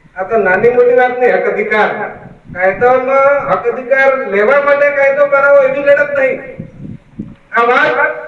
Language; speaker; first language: Gujarati; non-native, local second language; Bhili